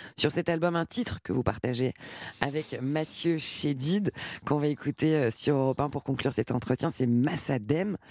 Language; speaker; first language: French; native; French